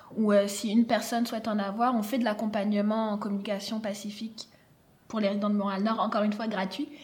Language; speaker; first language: French; native; French